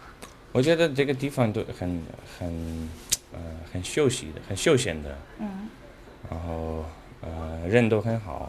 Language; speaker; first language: Chinese; non-native, fluent; Dutch